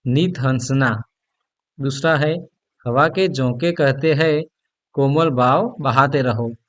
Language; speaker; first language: Hindi; non-native, local second language; Gujarati